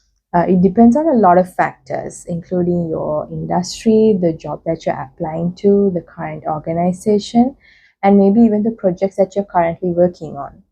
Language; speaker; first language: English; non-native, local second language; Sinhala